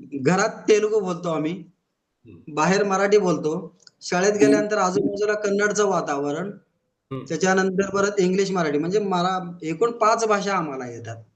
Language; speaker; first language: Marathi; non-native, local second language; Telugu